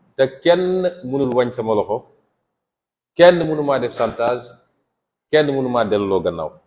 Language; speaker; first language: Wolof; non-native, local second language; Jola-Fonyi